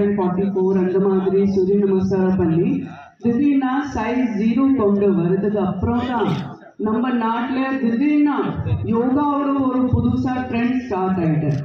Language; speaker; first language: Tamil; non-native, fluent; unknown